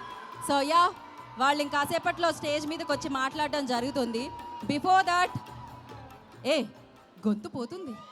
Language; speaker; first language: Telugu; native; Telugu